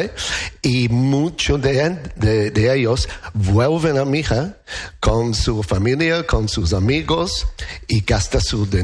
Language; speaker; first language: Spanish; non-native, learner; English